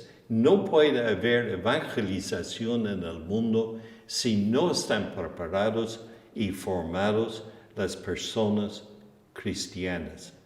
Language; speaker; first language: Spanish; non-native, fluent; English